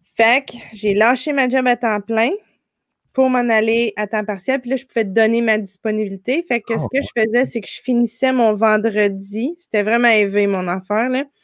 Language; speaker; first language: French; native; French